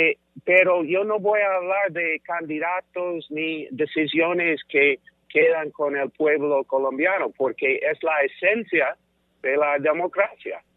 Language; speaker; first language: Spanish; non-native, fluent; English